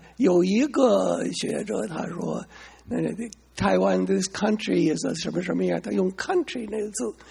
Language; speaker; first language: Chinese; non-native, fluent; English